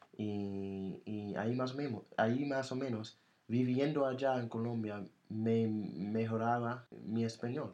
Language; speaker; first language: Spanish; non-native, fluent; English